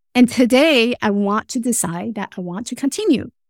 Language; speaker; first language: English; non-native, fluent; Chinese